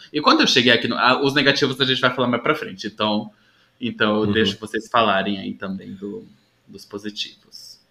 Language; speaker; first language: Portuguese; early bilingual, heritage; Portuguese